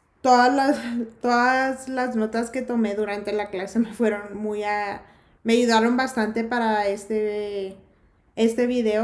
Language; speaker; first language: Spanish; early bilingual, heritage; Spanish